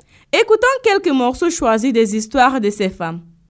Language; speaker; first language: French; non-native, local second language; Fula